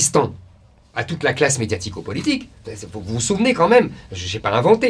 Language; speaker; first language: French; native; French